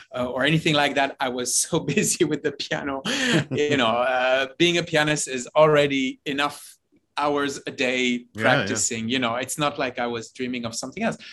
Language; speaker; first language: English; non-native, fluent; Hebrew